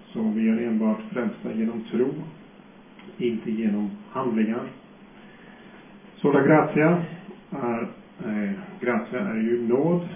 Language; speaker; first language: Swedish; non-native, fluent; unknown